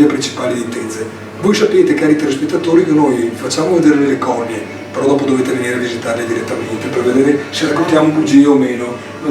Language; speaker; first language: Italian; native; Italian